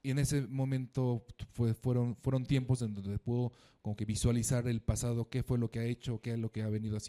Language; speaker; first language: Spanish; native; Spanish